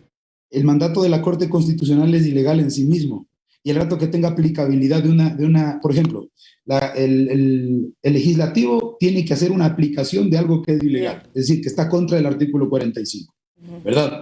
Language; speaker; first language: Spanish; native; Spanish